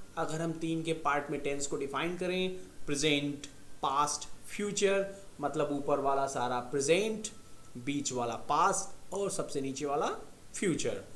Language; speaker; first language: Hindi; native; Hindi